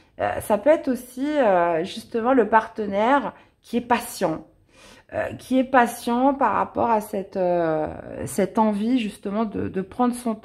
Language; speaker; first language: French; native; French